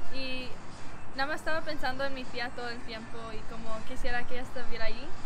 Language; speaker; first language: Spanish; early bilingual, heritage; Spanish